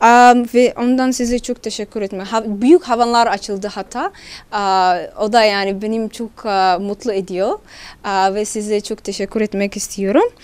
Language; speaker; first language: Turkish; non-native, learner; Somali